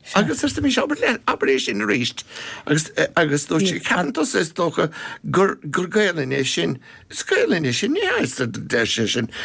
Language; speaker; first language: Irish; non-native, local second language; English